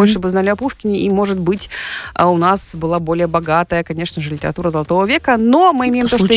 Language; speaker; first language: Russian; native; Russian